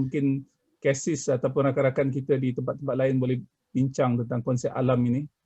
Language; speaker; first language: Malay; native; Malay